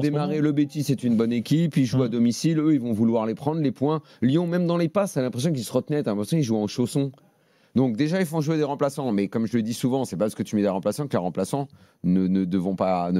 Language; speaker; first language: French; native; French